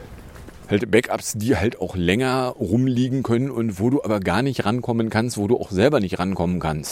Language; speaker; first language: German; native; German